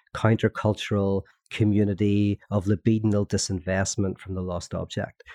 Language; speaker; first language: English; native; English